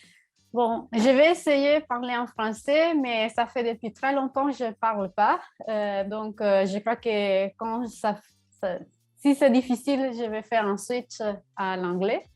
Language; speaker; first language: French; non-native, learner; Italian